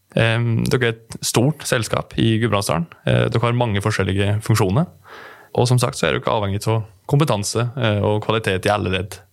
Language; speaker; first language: Norwegian; native; Norwegian